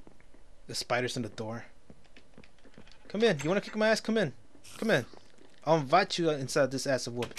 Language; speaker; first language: English; native; English